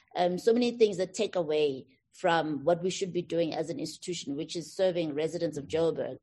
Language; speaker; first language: English; non-native, local second language; Tswana